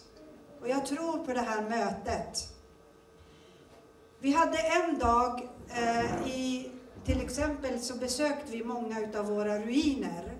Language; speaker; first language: Swedish; early bilingual, other home language; Turoyo